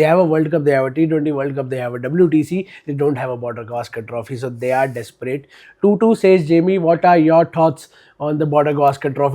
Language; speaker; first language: English; non-native, local second language; Hindi